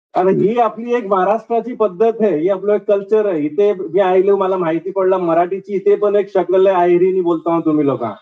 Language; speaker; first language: Marathi; non-native, local second language; Konkani